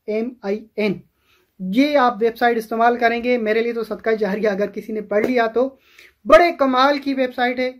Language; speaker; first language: Urdu; non-native, local second language; Sindhi